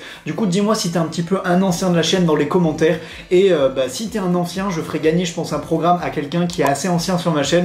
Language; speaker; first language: French; native; French